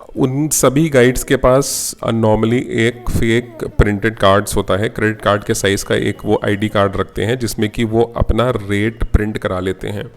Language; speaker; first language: Hindi; native; Hindi